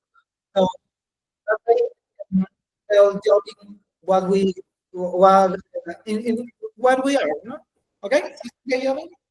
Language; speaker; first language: English; non-native, learner; Spanish